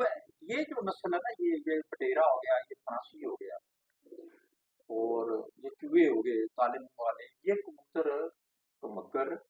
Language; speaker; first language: Hindi; non-native, local second language; Punjabi